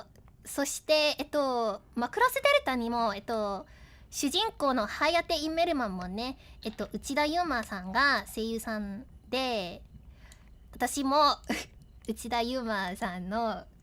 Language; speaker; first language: Japanese; non-native, learner; English